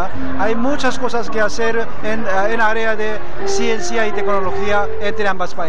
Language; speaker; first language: Spanish; non-native, fluent; Korean